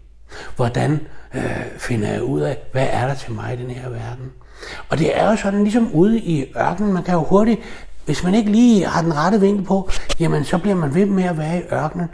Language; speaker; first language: Danish; native; Danish